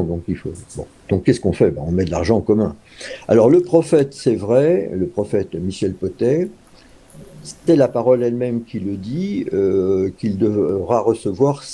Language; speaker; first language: French; native; French